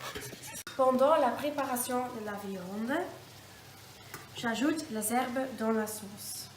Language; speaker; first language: French; non-native, learner; Dutch